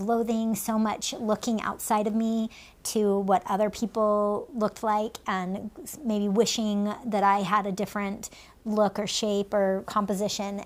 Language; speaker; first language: English; native; English